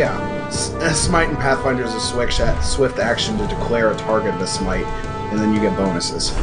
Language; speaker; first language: English; native; English